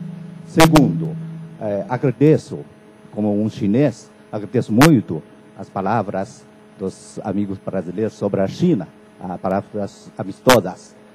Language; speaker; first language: Portuguese; non-native, fluent; Chinese